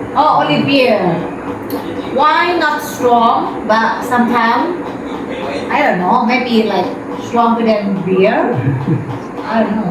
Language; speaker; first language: English; non-native, learner; Thai